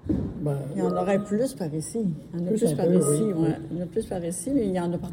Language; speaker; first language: French; native; French